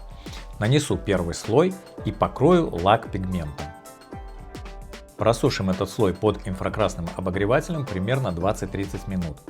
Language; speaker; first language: Russian; native; Russian